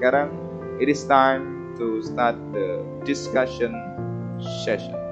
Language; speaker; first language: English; non-native, fluent; Indonesian